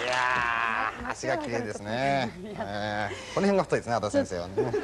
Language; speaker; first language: Japanese; native; Japanese